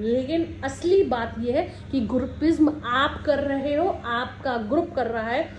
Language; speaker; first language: Hindi; native; Hindi